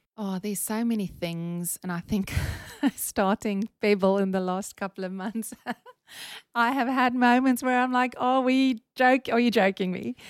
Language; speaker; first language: English; non-native, local second language; Afrikaans